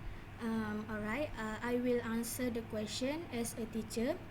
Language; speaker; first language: English; non-native, fluent; Malay